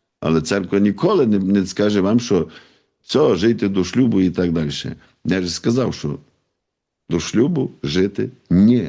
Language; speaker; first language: Ukrainian; native; Ukrainian